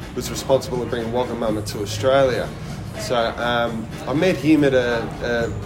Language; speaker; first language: English; native; English